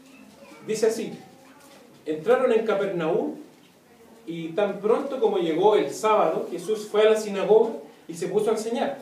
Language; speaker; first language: Spanish; native; Spanish